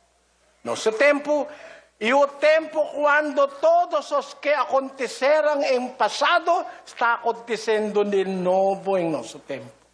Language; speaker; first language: Portuguese; non-native, learner; Filipino